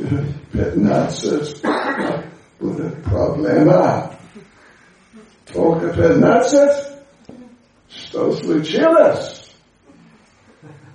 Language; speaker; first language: Russian; non-native, learner; English